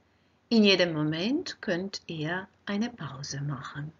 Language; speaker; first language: German; non-native, fluent; Croatian